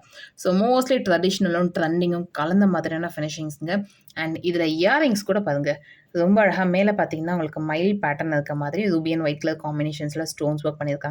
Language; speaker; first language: Tamil; native; Tamil